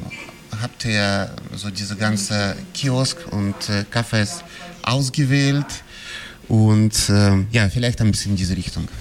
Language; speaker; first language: German; non-native, fluent; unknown